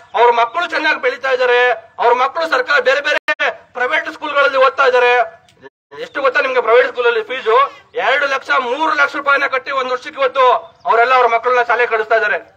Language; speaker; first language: Kannada; native; Kannada